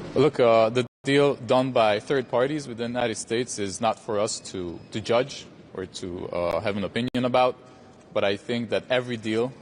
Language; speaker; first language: English; non-native, fluent; Hungarian